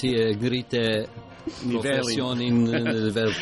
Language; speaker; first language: Albanian; early bilingual, heritage; Albanian